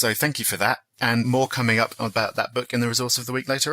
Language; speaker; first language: English; native; English